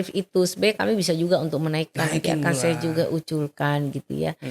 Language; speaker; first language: Indonesian; native; Indonesian